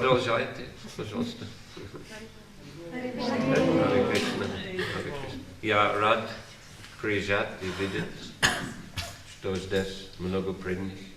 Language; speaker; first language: Russian; non-native, fluent; English